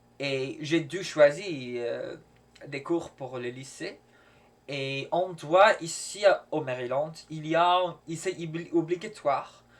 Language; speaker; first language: French; non-native, learner; English